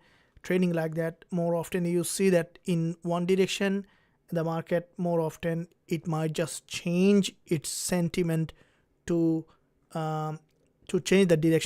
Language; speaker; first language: English; non-native, fluent; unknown